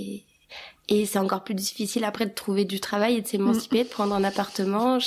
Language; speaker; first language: French; early bilingual, other home language; Albanian